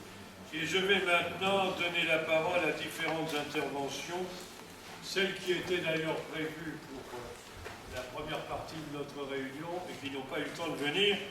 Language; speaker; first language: French; native; French